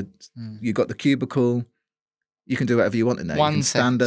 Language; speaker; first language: English; native; English